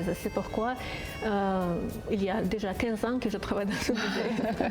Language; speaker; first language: French; non-native, fluent; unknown